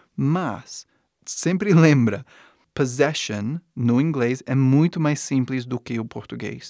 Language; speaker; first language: Portuguese; non-native, fluent; English